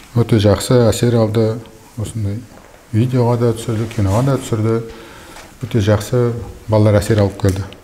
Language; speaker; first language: Kazakh; native; Kazakh